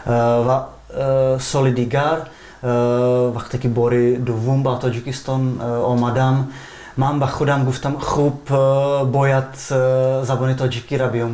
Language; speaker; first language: Persian; non-native, fluent; Czech